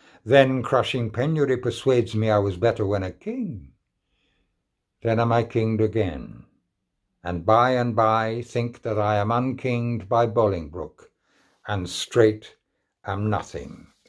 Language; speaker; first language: English; native; English